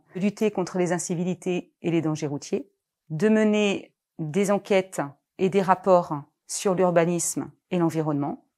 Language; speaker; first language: French; native; French